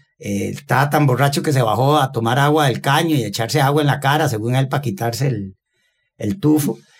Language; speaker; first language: Spanish; native; Spanish